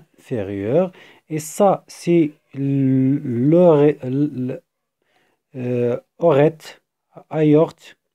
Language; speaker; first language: French; non-native, fluent; Arabic